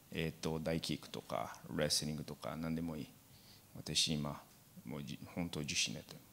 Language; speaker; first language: Japanese; non-native, learner; Portuguese